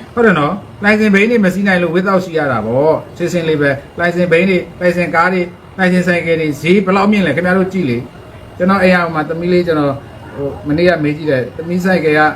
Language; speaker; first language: Burmese; native; Burmese